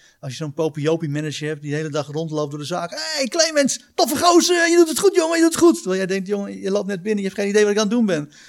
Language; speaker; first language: Dutch; native; Dutch